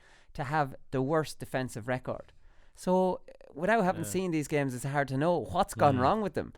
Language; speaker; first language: English; native; English